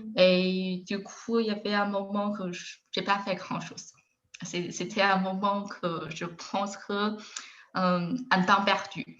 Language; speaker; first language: French; non-native, fluent; Chinese